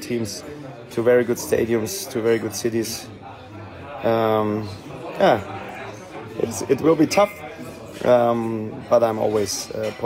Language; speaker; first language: English; non-native, fluent; German